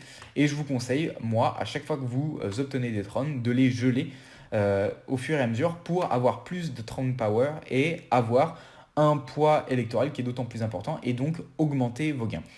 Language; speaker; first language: French; native; French